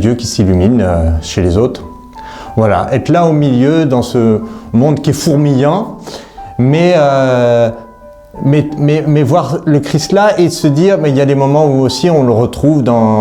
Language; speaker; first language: French; native; French